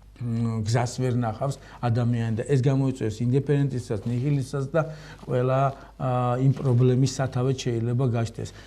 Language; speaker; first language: Georgian; native; Georgian